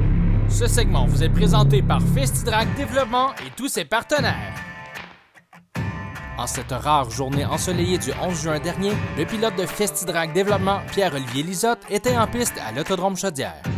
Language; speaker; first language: French; native; French